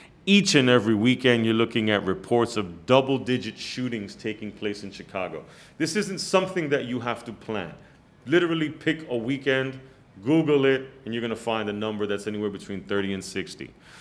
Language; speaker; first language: English; early bilingual, other home language; Spanish